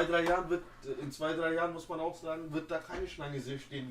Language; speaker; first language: German; native; German